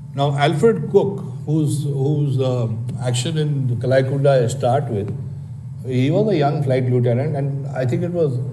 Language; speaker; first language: English; non-native, local second language; Hindi